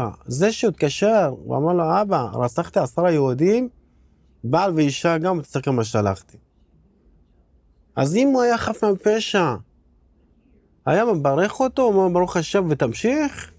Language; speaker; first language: Hebrew; non-native, local second language; Arabic